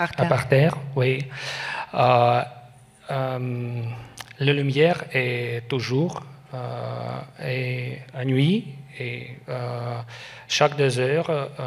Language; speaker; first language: French; non-native, learner; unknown